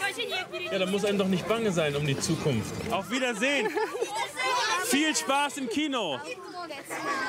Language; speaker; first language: German; native; German